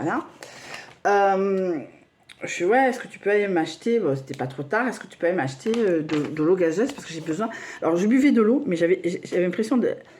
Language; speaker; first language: French; native; French